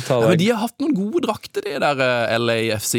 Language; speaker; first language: Norwegian; native; Norwegian